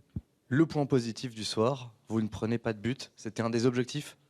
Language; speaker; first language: French; native; French